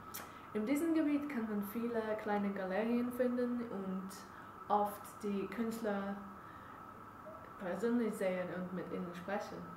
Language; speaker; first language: German; non-native, learner; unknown